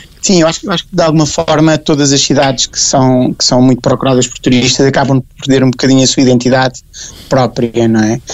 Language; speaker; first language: Portuguese; native; Portuguese